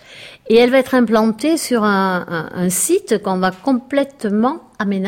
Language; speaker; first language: French; native; French